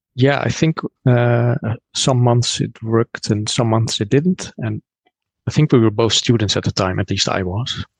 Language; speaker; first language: English; non-native, fluent; Dutch